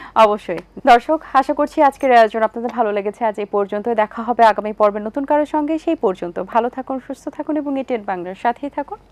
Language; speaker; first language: Bangla; native; Bangla